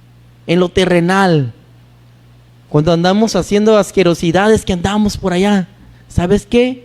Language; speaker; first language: Spanish; native; Spanish